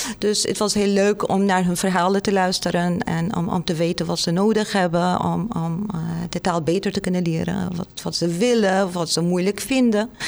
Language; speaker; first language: Dutch; non-native, fluent; Arabic